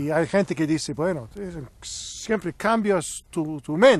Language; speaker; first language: Spanish; non-native, learner; English